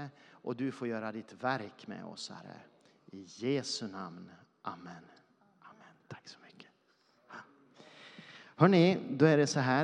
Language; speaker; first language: Swedish; native; Swedish